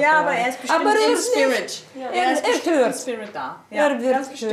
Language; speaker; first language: German; non-native, learner; Russian